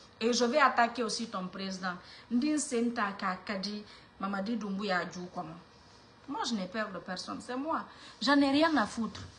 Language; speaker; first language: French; non-native, local second language; Mandingo